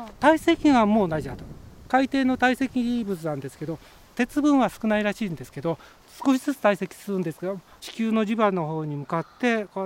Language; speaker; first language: Japanese; native; Japanese